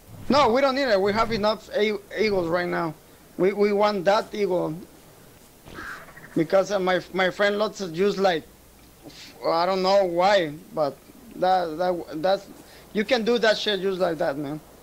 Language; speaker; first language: English; non-native, fluent; Spanish